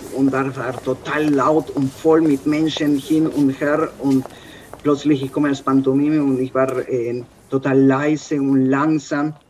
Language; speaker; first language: German; non-native, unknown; Spanish